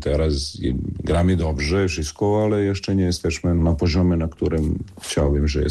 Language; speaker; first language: Polish; non-native, fluent; Serbian